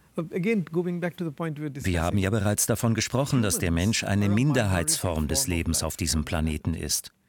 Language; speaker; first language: German; non-native, fluent; Hindi